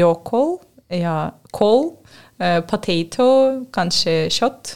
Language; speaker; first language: Norwegian; non-native, learner; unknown